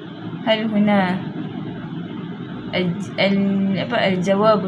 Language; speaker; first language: Arabic; non-native, learner; Malay